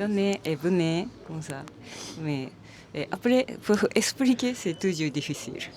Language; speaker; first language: French; non-native, learner; Japanese